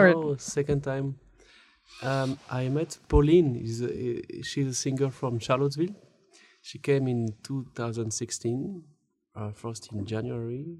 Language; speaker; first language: English; non-native, learner; French